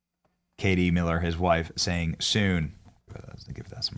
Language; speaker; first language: English; native; English